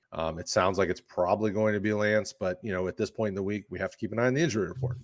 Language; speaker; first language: English; native; English